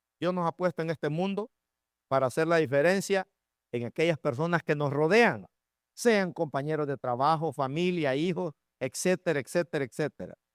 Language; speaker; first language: Spanish; native; Spanish